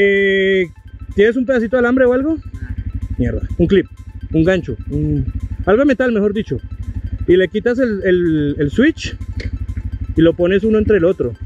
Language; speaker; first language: Spanish; native; Spanish